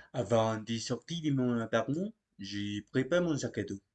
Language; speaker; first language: French; non-native, learner; Spanish